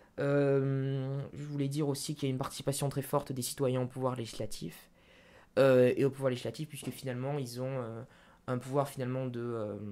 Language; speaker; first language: French; native; French